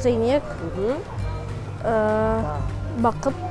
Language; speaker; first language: Kazakh; non-native, local second language; Russian